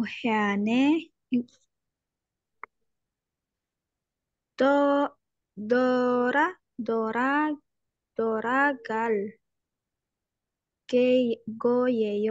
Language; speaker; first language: Korean; non-native, learner; Indonesian